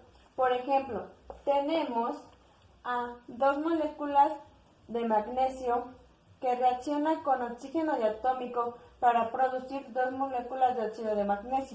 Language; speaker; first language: Spanish; native; Spanish